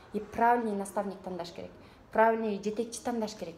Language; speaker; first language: Russian; non-native, local second language; Kyrgyz